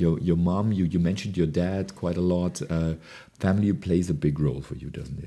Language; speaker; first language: English; non-native, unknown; German